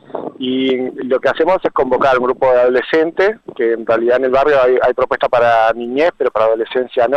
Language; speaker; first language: Spanish; native; Spanish